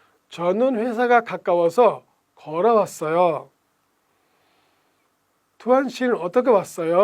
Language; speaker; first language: Korean; non-native, fluent; Bangla